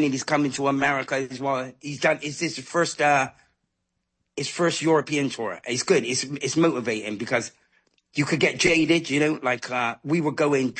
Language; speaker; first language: English; native; English